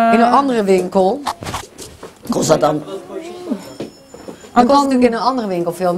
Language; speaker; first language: Dutch; native; Dutch